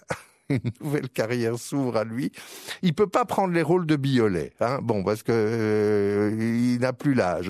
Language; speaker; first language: French; native; French